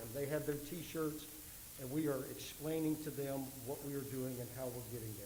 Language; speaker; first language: English; native; English